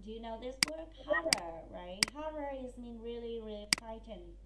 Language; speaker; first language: English; non-native, fluent; Vietnamese